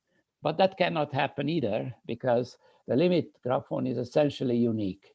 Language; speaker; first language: English; non-native, fluent; Hungarian